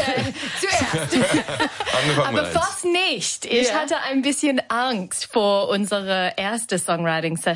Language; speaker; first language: German; non-native, learner; English